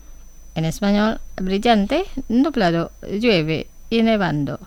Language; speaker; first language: Spanish; non-native, fluent; Indonesian